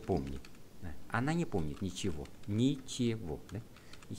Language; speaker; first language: Russian; non-native, fluent; Vietnamese